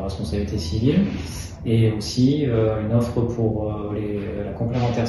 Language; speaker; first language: French; native; French